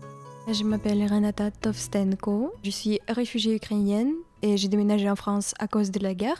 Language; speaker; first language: French; non-native, fluent; Ukrainian